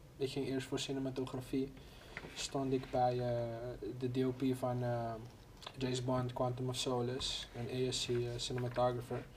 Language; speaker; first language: Dutch; non-native, local second language; Papiamento